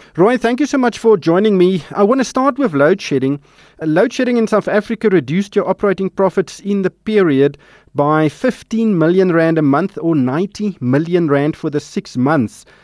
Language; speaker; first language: English; non-native, local second language; Afrikaans